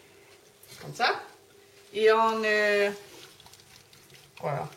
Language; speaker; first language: French; non-native, learner; Danish